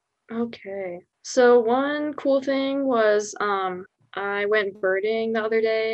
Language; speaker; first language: English; early bilingual, other home language; Spanish